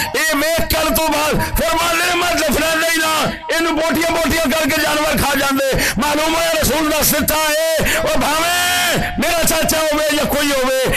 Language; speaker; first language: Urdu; non-native, local second language; Punjabi